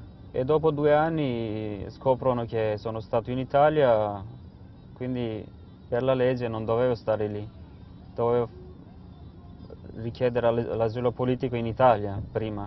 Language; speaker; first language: Italian; non-native, fluent; Kurdish